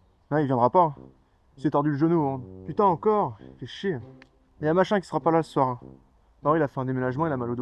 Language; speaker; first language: French; native; French